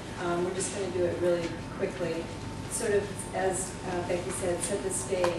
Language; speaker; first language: English; native; English